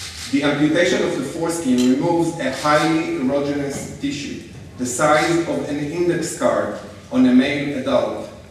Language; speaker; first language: English; non-native, fluent; Hebrew